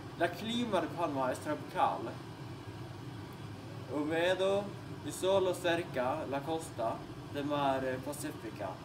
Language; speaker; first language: Spanish; non-native, learner; Swedish